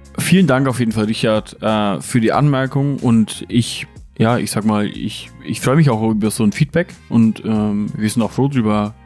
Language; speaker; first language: German; native; German